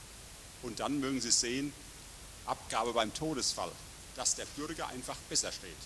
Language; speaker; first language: German; native; German